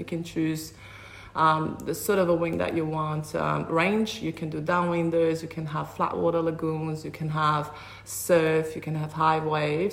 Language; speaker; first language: English; non-native, fluent; Portuguese